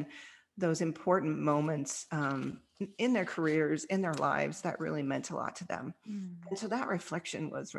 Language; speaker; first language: English; native; English